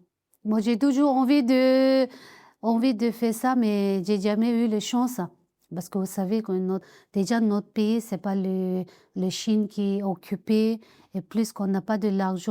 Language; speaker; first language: French; non-native, learner; Tibetan